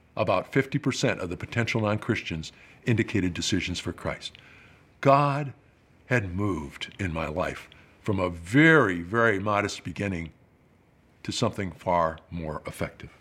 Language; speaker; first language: English; native; English